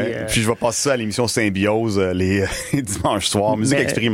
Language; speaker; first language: French; native; French